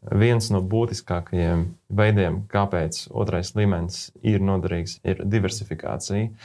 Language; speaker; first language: Latvian; native; Latvian